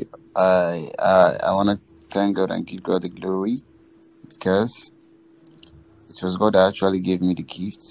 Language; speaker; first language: English; non-native, local second language; Yoruba